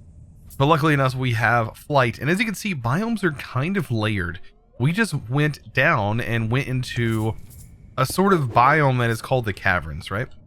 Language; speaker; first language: English; native; English